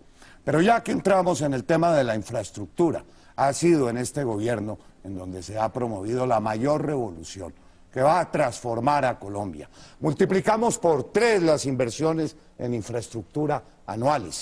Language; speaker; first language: Spanish; native; Spanish